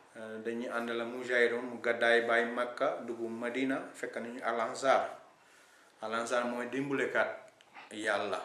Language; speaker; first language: Wolof; non-native, fluent; Italian